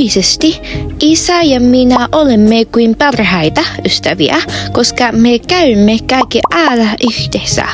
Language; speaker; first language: Finnish; non-native, learner; Vietnamese